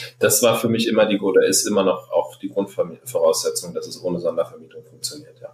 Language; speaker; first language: German; non-native, fluent; Arabic